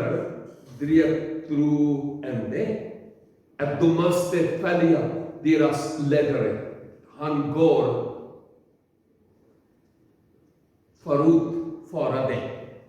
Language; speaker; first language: Swedish; non-native, learner; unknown